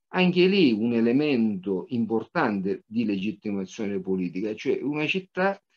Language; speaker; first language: Italian; native; Italian